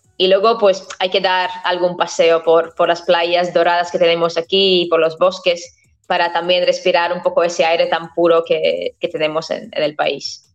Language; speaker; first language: Spanish; non-native, fluent; Latvian